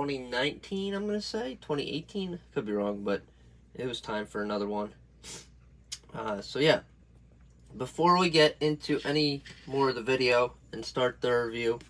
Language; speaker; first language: English; native; English